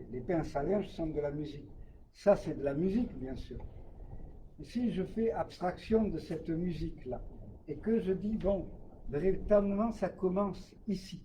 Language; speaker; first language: French; native; French